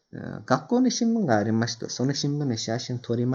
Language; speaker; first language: Japanese; non-native, fluent; Turkish